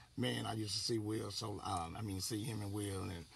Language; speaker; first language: English; native; English